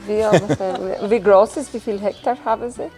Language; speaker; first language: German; non-native, learner; Albanian